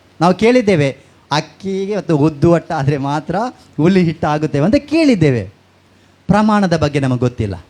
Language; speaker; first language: Kannada; non-native, local second language; Tulu